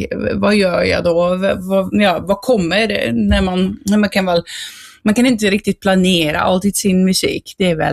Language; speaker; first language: Swedish; non-native, fluent; Dutch